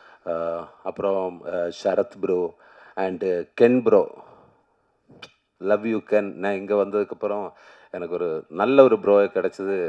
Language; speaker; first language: Tamil; non-native, learner; Malayalam